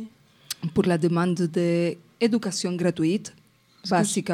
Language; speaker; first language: French; non-native, fluent; Spanish